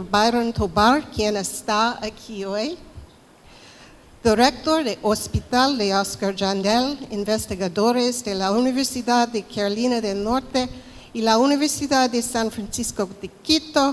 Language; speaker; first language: Spanish; non-native, fluent; English